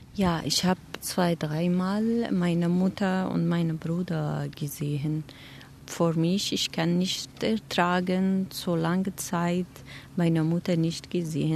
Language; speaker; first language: German; non-native, learner; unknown